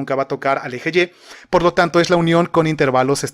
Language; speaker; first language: Spanish; native; Spanish